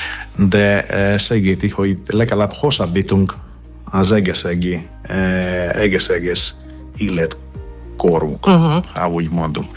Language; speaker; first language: Hungarian; non-native, fluent; Greek